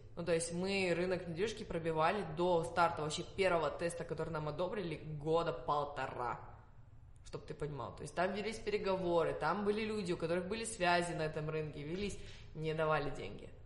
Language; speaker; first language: Russian; non-native, fluent; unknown